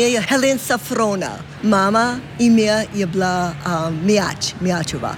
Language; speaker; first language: Slovenian; early bilingual, heritage; English